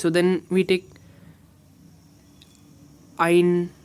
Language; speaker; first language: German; non-native, learner; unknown